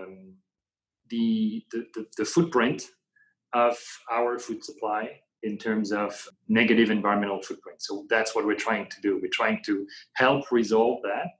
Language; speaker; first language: English; non-native, fluent; French